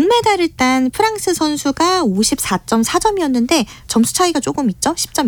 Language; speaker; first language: Korean; native; Korean